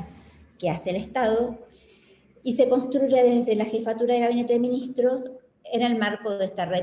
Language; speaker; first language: Spanish; native; Spanish